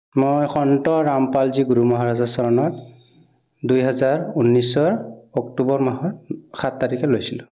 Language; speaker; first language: Assamese; native; Assamese